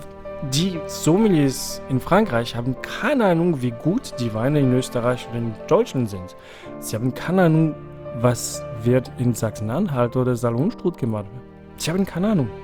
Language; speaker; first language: German; non-native, fluent; French